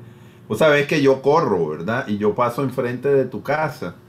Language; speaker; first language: Spanish; native; Spanish